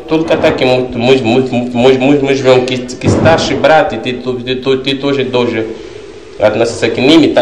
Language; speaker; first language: Russian; non-native, learner; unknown